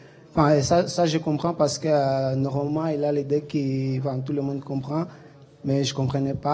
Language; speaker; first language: French; non-native, local second language; Portuguese